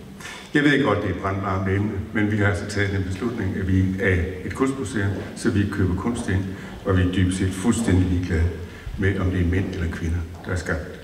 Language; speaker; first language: Danish; native; Danish